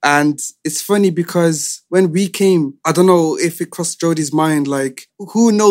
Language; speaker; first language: English; non-native, fluent; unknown